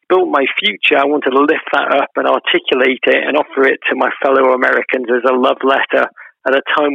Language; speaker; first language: English; native; English